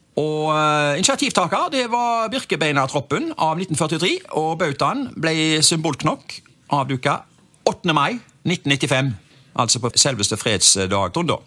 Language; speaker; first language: Norwegian; native; Norwegian